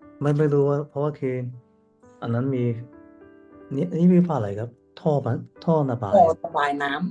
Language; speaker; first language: Thai; non-native, learner; Cantonese